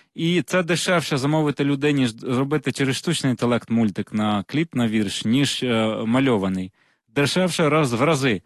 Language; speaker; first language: Ukrainian; non-native, local second language; Russian